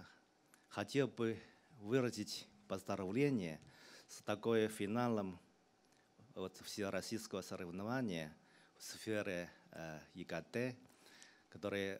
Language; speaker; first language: Russian; non-native, fluent; Chinese